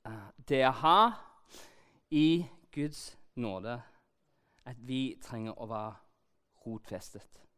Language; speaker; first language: Norwegian; non-native, learner; English